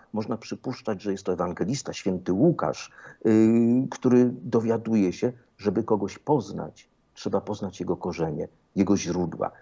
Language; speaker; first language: Polish; native; Polish